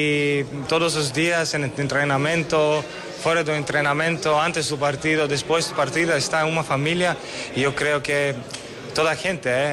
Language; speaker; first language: Spanish; non-native, learner; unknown